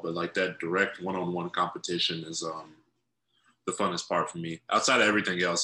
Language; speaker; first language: English; native; English